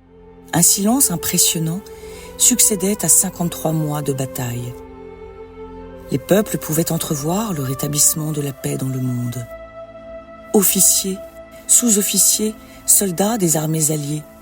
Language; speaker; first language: French; native; French